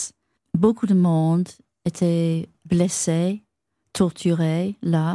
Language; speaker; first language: French; non-native, fluent; English